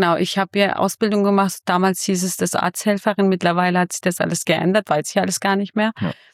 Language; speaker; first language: German; non-native, fluent; Kurdish